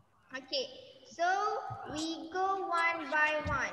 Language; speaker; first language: English; non-native, local second language; Malay